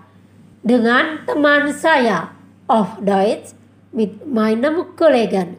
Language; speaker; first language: German; non-native, fluent; Indonesian